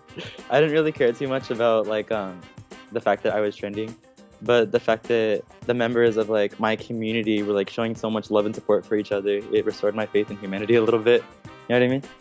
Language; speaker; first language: English; native; English